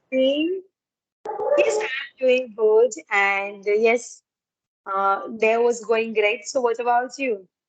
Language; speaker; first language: English; non-native, learner; Gujarati